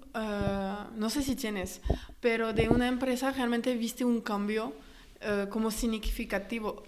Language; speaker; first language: Spanish; non-native, fluent; French